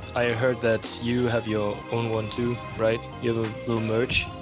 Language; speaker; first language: English; non-native, fluent; German